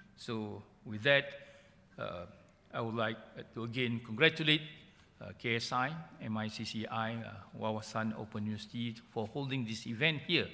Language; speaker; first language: English; non-native, local second language; Malay